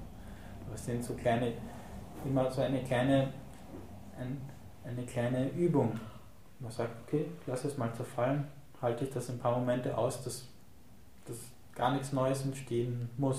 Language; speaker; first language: German; native; German